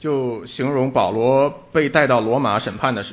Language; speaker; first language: Chinese; non-native, local second language; Cantonese